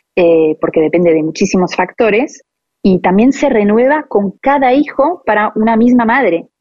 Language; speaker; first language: Spanish; non-native, fluent; French